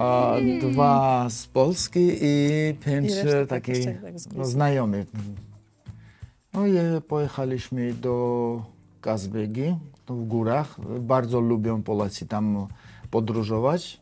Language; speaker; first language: Polish; non-native, learner; Georgian